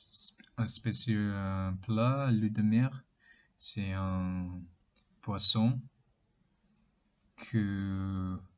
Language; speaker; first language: French; non-native, learner; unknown